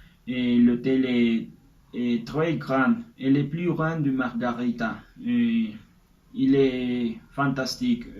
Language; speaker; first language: French; non-native, learner; Spanish